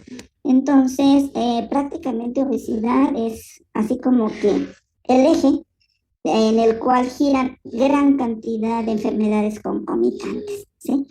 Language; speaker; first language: Spanish; native; Spanish